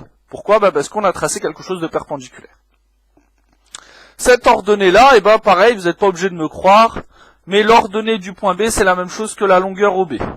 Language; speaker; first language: French; native; French